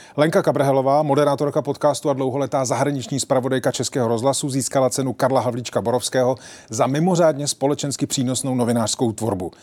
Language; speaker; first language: Czech; native; Czech